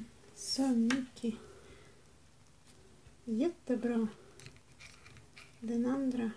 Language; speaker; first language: Swedish; non-native, learner; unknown